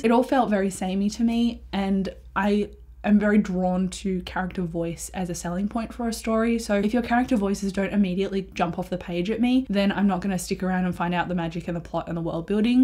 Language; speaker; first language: English; native; English